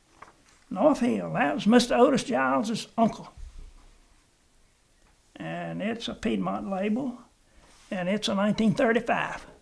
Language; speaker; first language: English; native; English